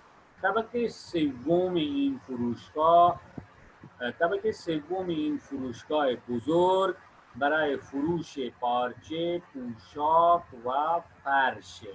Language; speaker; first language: Persian; non-native, fluent; Urdu